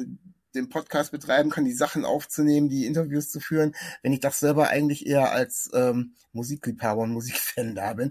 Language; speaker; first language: German; native; German